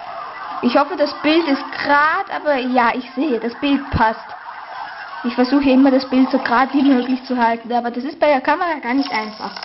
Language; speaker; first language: German; native; German